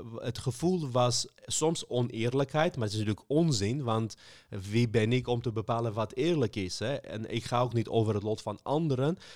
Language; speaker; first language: Dutch; early bilingual, other home language; Armenian